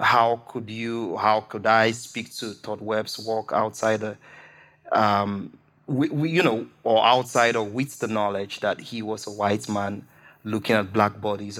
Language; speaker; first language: English; non-native, local second language; Igbo